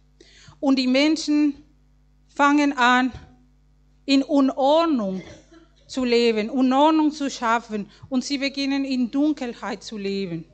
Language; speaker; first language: German; non-native, fluent; Spanish